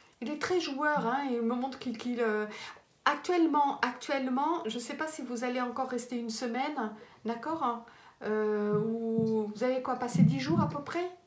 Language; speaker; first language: French; native; French